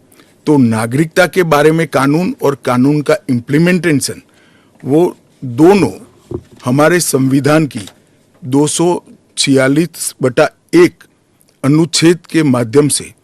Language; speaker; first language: Hindi; non-native, local second language; Gujarati